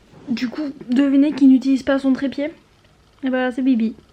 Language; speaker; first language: French; native; French